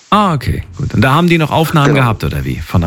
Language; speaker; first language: German; native; German